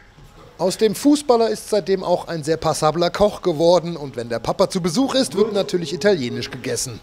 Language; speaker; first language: German; native; German